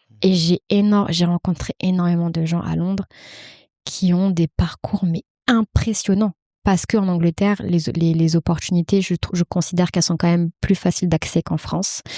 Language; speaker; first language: French; early bilingual, other home language; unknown